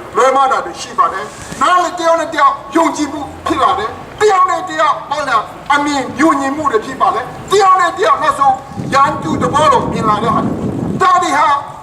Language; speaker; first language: Burmese; non-native, local second language; Kachin